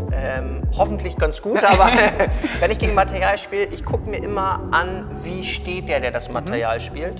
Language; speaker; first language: German; native; German